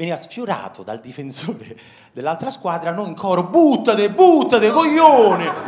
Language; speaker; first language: Italian; native; Italian